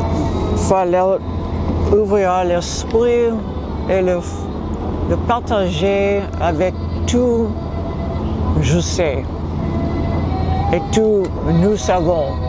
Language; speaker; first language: French; non-native, learner; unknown